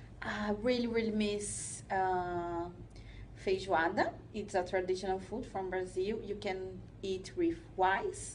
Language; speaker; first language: English; non-native, learner; Portuguese